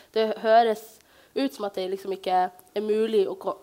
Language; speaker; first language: Norwegian; early bilingual, other home language; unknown